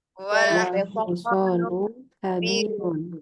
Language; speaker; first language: Arabic; non-native, learner; Indonesian